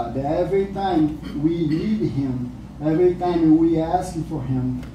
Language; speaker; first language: English; non-native, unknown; Portuguese